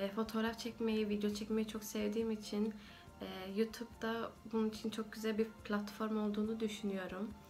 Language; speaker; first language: Turkish; early bilingual, heritage; Turkish